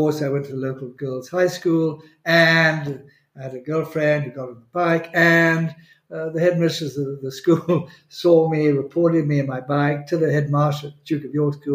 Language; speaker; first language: English; non-native, local second language; Swahili